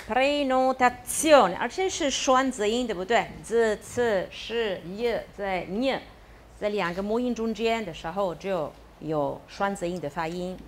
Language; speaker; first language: Chinese; non-native, fluent; Italian